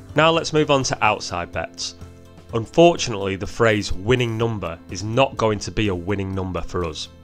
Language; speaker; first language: English; native; English